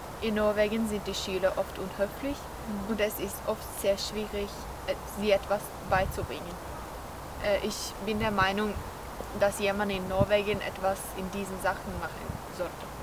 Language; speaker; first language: German; non-native, learner; Norwegian